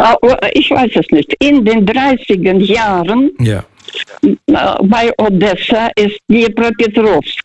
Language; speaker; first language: German; early bilingual, other home language; Russian